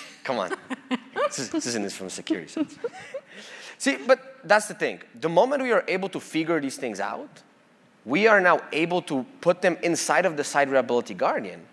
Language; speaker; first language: English; non-native, fluent; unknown